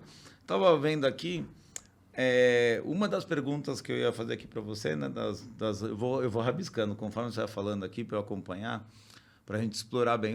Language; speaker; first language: Portuguese; native; Portuguese